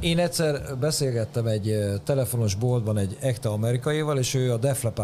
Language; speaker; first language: Hungarian; native; Hungarian